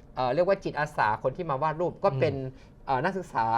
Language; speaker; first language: Thai; native; Thai